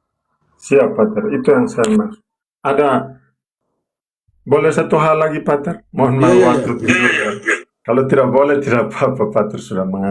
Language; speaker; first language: Indonesian; native; Indonesian